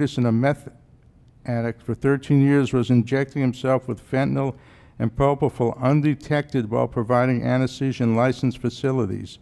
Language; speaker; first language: English; native; English